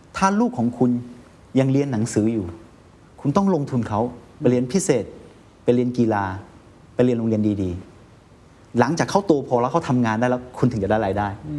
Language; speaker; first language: Thai; non-native, fluent; Chinese